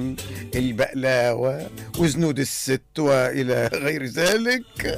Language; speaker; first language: Arabic; native; Arabic